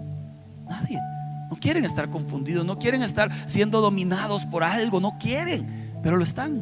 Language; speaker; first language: Spanish; native; Spanish